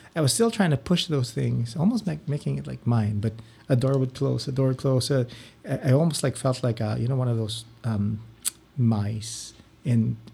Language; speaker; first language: English; non-native, local second language; Filipino